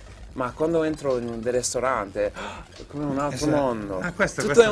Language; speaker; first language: Italian; non-native, fluent; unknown